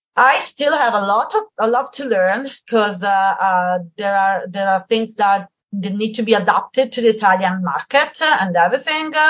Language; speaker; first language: English; non-native, fluent; Italian